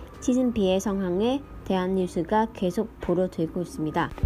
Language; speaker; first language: Korean; non-native, fluent; Vietnamese